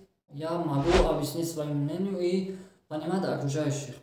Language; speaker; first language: Russian; non-native, learner; Tajik